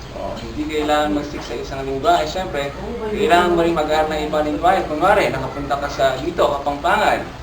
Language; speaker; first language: Filipino; non-native, local second language; Hiligaynon